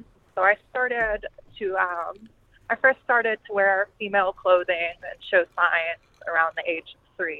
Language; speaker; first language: English; native; English